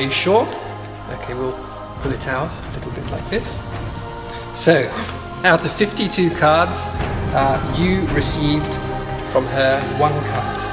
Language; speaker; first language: English; non-native, fluent; German